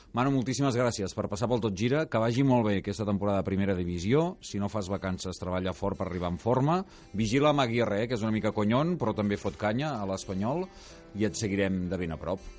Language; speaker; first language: Catalan; native; Catalan